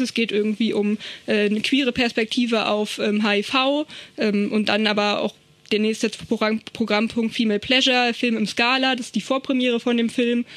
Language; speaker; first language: German; native; German